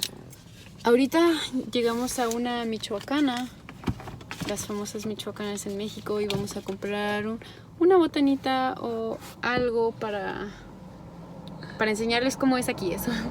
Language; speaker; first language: Spanish; native; Spanish